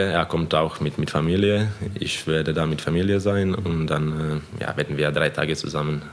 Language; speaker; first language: German; non-native, fluent; Croatian